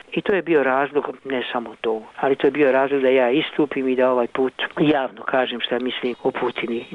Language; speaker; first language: Croatian; native; Croatian